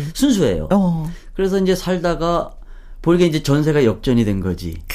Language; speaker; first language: Korean; native; Korean